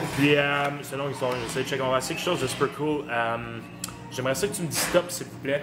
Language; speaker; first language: French; native; French